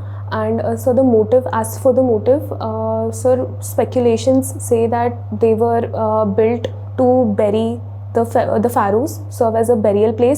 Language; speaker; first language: English; non-native, local second language; Hindi